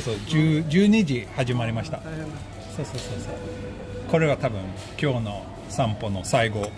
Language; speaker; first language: Japanese; non-native, fluent; Swedish